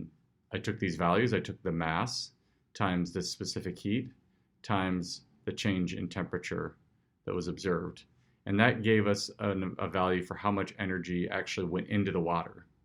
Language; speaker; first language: English; native; English